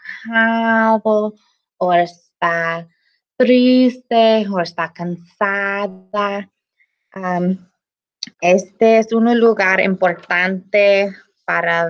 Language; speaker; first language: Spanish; non-native, learner; English